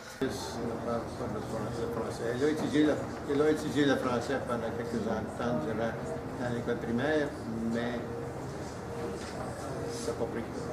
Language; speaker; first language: French; early bilingual, heritage; French